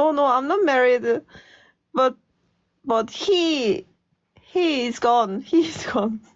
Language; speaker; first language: English; non-native, learner; Korean